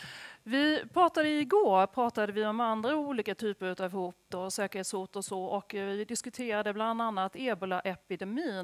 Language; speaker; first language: Swedish; native; Swedish